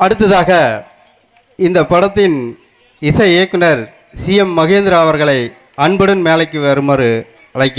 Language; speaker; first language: Tamil; native; Tamil